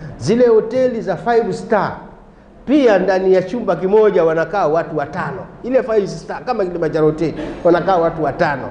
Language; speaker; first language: Swahili; native; Swahili